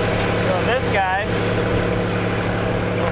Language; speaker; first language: English; native; English